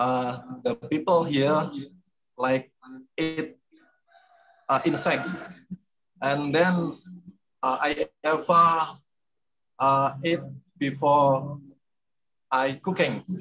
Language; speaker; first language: English; non-native, learner; Indonesian